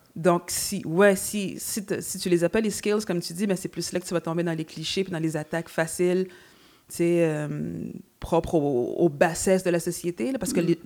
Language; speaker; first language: French; native; French